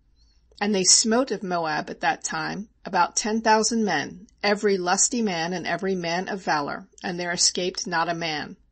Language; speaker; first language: English; native; English